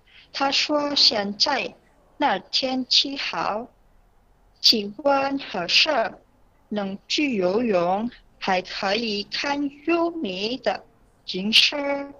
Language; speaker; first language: Chinese; non-native, learner; Indonesian